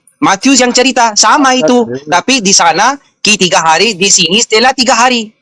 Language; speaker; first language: Indonesian; non-native, fluent; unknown